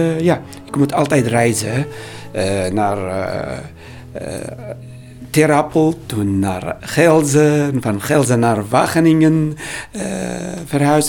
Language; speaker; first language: Dutch; non-native, learner; Arabic